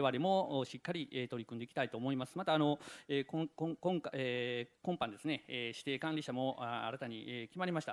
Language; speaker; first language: Japanese; native; Japanese